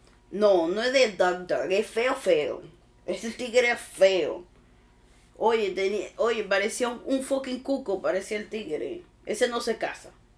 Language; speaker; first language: Spanish; early bilingual, heritage; Spanish